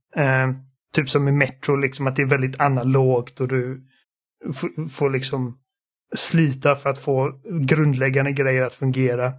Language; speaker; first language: Swedish; early bilingual, other home language; German